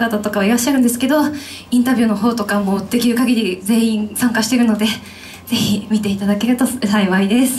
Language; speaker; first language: Japanese; native; Japanese